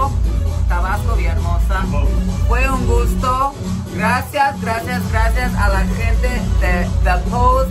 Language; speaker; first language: Spanish; early bilingual, heritage; English